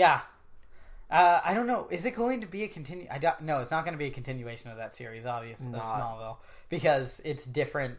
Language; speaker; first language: English; native; English